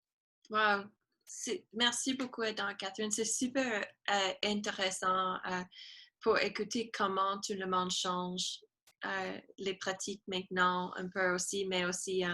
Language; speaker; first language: French; non-native, learner; English